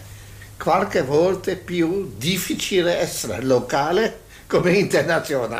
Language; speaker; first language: Italian; non-native, learner; Hungarian